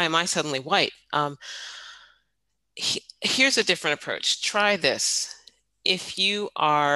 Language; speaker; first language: English; native; English